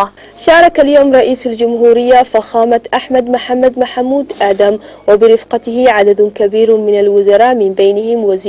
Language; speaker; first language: Arabic; non-native, local second language; Somali